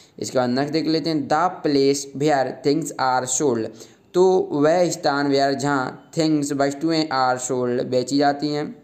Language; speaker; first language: Hindi; native; Hindi